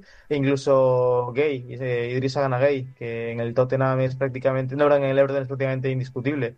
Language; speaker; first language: Spanish; native; Spanish